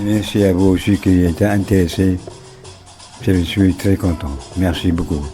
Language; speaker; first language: French; non-native, local second language; Arabic